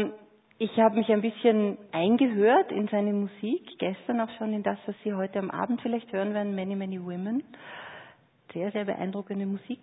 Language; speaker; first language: German; native; German